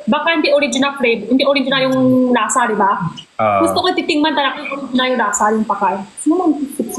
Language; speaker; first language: Filipino; non-native, learner; Korean